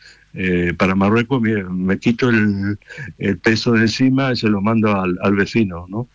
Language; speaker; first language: Spanish; native; Spanish